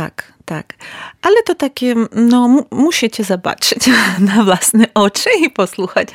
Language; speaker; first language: Polish; non-native, learner; Ukrainian